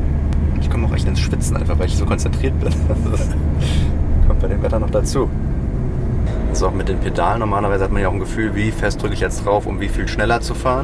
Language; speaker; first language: German; native; German